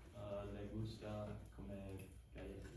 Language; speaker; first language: Spanish; non-native, learner; English